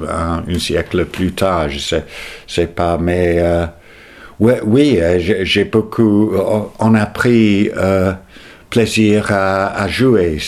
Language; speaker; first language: French; non-native, fluent; English